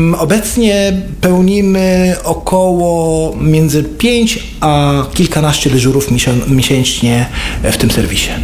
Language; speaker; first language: Polish; non-native, fluent; Arabic